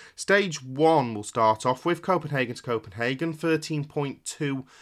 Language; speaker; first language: English; native; English